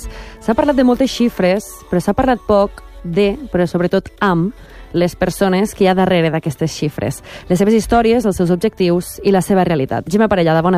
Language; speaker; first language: Catalan; native; Catalan